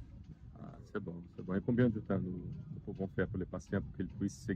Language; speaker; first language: French; non-native, learner; Portuguese